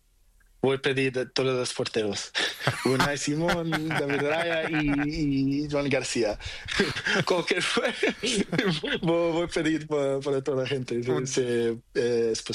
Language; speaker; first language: Spanish; non-native, learner; Portuguese